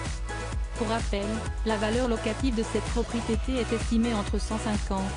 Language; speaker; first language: French; native; French